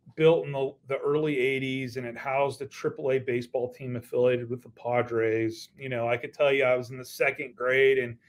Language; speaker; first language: English; native; English